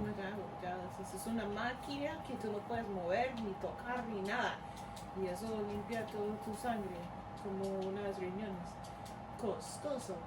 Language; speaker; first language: Spanish; early bilingual, heritage; Spanish